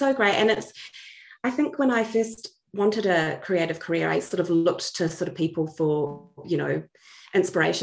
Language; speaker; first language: English; native; English